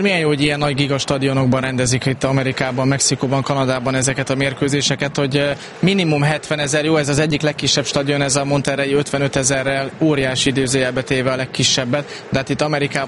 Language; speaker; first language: Hungarian; native; Hungarian